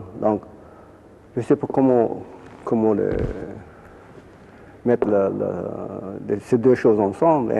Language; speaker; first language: French; non-native, fluent; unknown